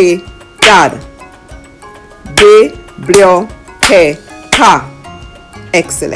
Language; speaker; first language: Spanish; non-native, learner; English